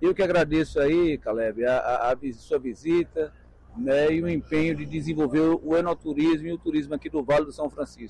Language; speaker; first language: Portuguese; native; Portuguese